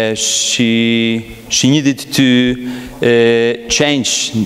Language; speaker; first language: English; non-native, fluent; Polish